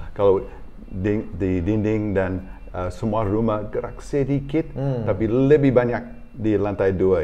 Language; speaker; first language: Indonesian; non-native, learner; English